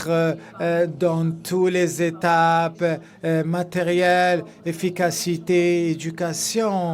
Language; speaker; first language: French; non-native, fluent; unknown